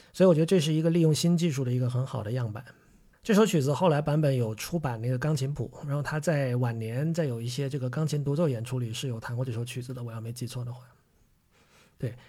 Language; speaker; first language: Chinese; native; Chinese